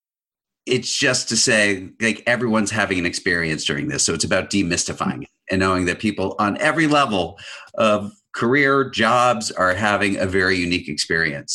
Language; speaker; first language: English; native; English